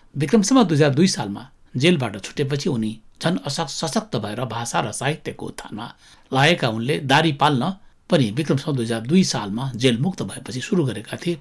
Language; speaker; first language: Nepali; native; Nepali